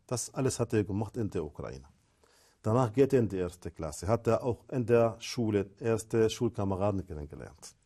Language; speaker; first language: German; non-native, fluent; Arabic